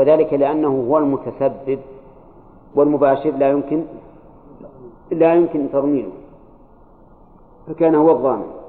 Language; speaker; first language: Arabic; native; Arabic